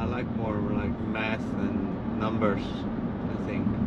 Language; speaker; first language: English; non-native, fluent; Dutch